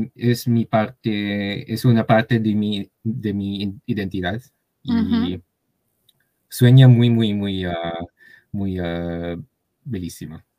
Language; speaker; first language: Spanish; non-native, learner; Chinese